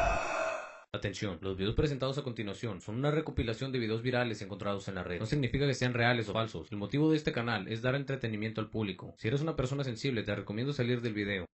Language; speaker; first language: Spanish; native; Spanish